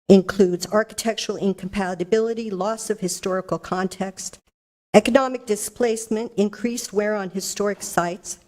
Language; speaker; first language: English; native; English